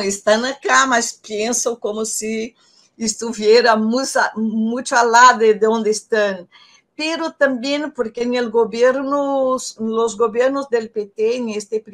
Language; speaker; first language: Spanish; non-native, fluent; Portuguese